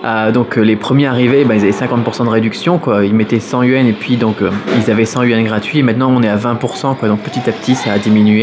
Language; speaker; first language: French; native; French